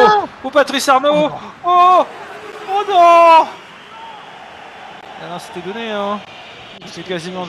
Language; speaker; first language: French; native; French